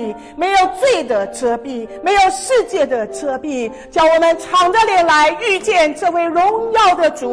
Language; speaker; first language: Chinese; native; Chinese